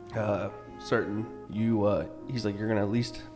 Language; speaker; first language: English; native; English